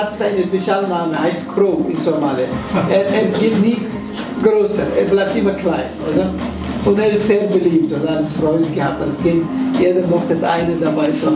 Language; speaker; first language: German; non-native, fluent; Somali